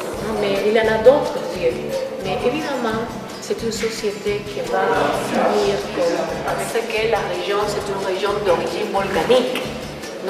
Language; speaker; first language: French; non-native, fluent; Spanish